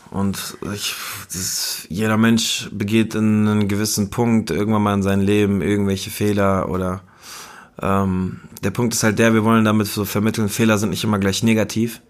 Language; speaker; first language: German; early bilingual, other home language; Spanish